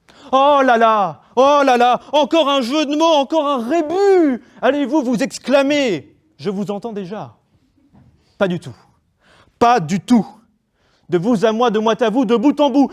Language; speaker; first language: French; native; French